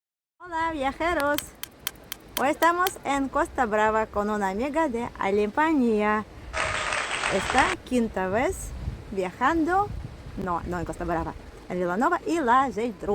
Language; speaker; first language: Spanish; non-native, fluent; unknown